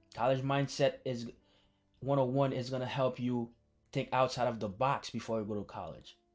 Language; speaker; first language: English; early bilingual, other home language; Haitian Creole